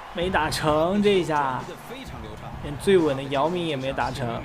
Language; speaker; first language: Chinese; native; Chinese